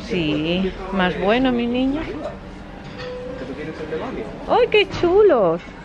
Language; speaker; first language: Spanish; native; Spanish